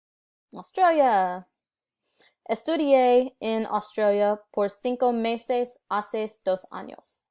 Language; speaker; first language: Spanish; non-native, learner; English